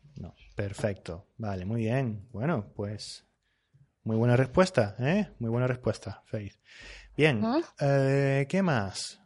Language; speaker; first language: Spanish; native; Spanish